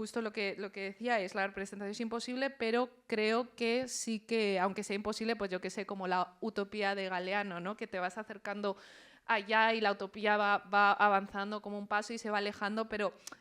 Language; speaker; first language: Spanish; early bilingual, other home language; Chinese